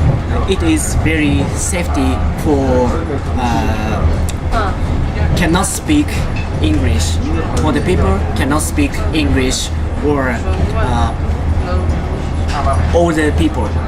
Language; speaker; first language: English; non-native, learner; Japanese